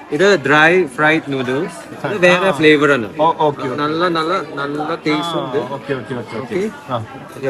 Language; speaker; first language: Malayalam; early bilingual, heritage; Malayalam